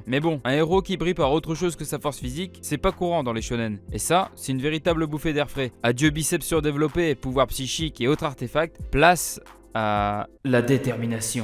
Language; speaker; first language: French; native; French